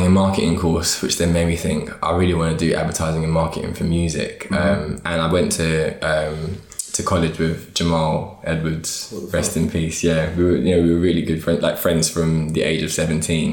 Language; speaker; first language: English; native; English